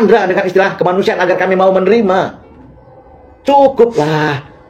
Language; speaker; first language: Indonesian; native; Indonesian